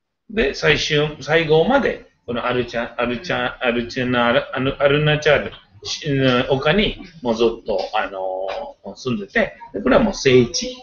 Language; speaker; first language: Japanese; non-native, fluent; Hindi